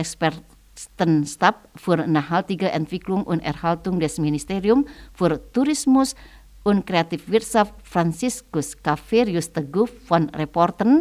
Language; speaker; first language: German; non-native, fluent; Indonesian